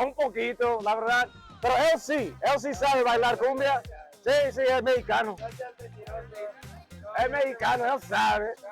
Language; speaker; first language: Spanish; non-native, learner; English